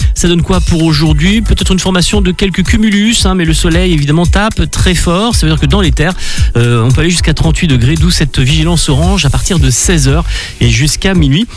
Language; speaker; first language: French; native; French